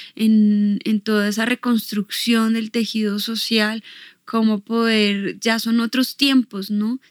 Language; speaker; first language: Spanish; native; Spanish